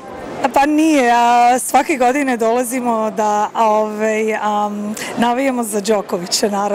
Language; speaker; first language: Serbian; non-native, fluent; English